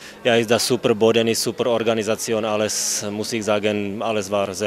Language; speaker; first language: German; non-native, learner; Czech